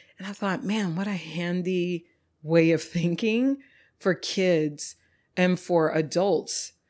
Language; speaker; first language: English; native; English